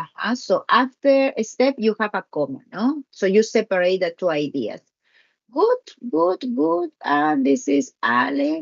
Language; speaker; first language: English; non-native, learner; Spanish